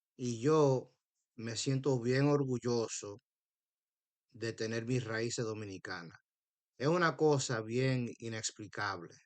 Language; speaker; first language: Spanish; early bilingual, heritage; Spanish